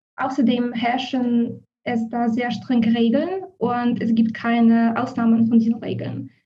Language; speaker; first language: German; non-native, fluent; Polish